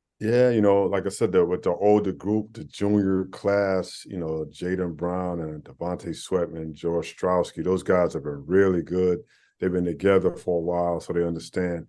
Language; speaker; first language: English; native; English